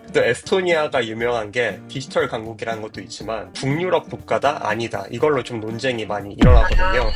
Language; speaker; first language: Korean; native; Korean